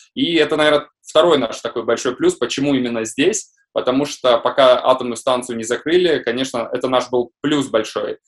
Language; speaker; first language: Russian; native; Russian